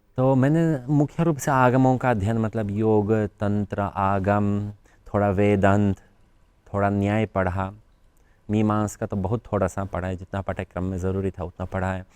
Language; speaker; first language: Hindi; non-native, fluent; Polish